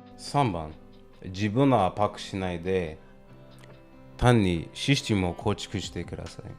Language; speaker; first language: Japanese; non-native, learner; English